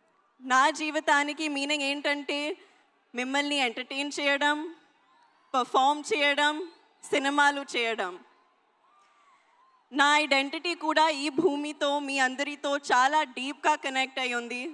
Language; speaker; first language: Telugu; non-native, learner; Hindi